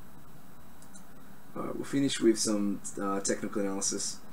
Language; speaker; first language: English; native; English